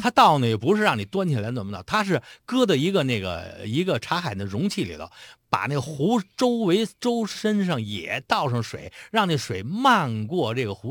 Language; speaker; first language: Chinese; native; Chinese